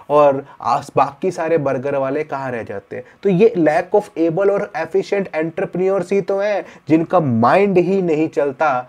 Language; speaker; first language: Hindi; native; Hindi